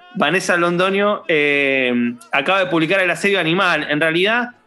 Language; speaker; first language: Spanish; native; Spanish